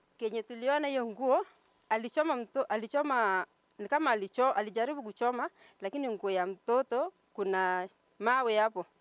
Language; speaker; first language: Swahili; non-native, local second language; Kalenjin